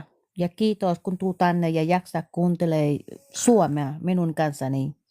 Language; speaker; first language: Finnish; non-native, learner; Vietnamese